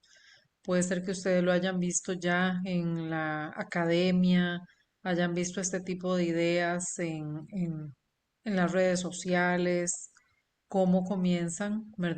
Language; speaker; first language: Spanish; native; Spanish